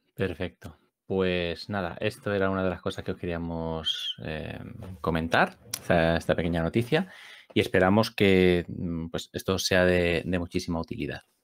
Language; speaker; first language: Spanish; native; Spanish